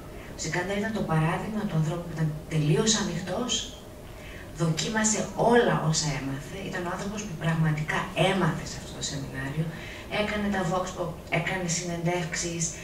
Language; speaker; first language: Greek; native; Greek